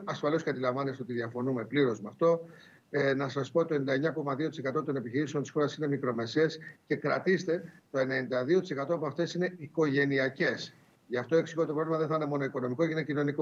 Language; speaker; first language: Greek; native; Greek